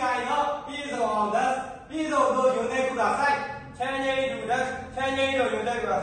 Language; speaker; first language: Japanese; non-native, learner; Burmese